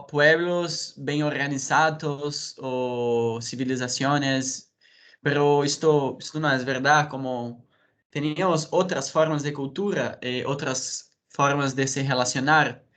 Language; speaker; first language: Spanish; non-native, fluent; Portuguese